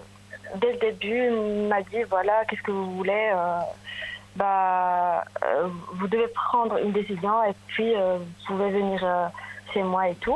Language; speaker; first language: French; non-native, local second language; Arabic